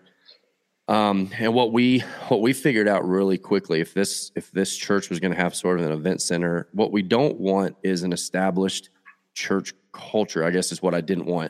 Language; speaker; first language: English; native; English